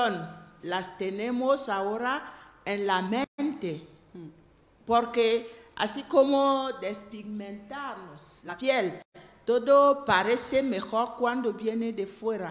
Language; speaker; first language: Spanish; non-native, fluent; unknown